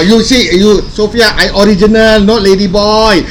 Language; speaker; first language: English; non-native, local second language; Malay